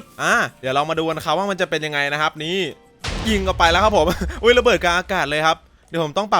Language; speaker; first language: Thai; native; Thai